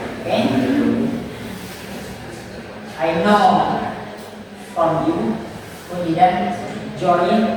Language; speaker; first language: English; non-native, fluent; Indonesian